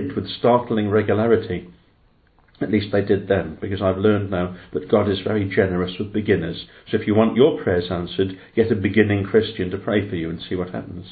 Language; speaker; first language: English; native; English